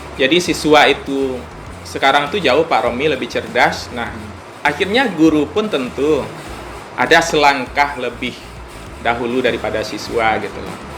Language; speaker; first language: Indonesian; non-native, local second language; Minangkabau